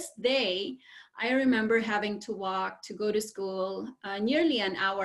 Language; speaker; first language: English; non-native, local second language; Filipino